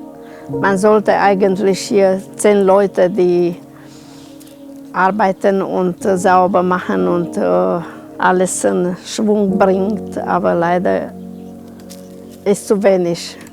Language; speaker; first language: German; non-native, local second language; Romanian